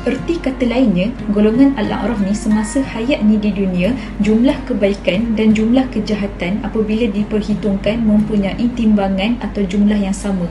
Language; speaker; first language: Malay; native; Malay